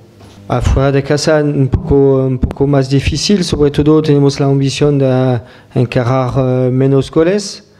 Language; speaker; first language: Spanish; non-native, fluent; French